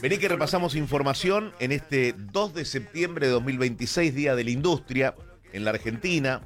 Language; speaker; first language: Spanish; native; Spanish